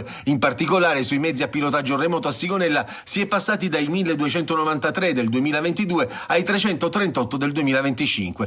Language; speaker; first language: Italian; native; Italian